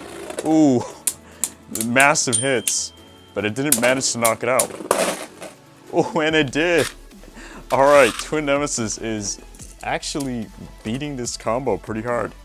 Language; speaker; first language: English; native; English